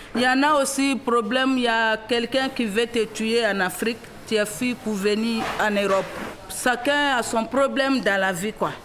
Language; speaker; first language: French; non-native, local second language; Mandingo